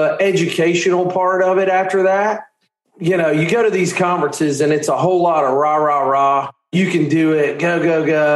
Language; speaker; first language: English; native; English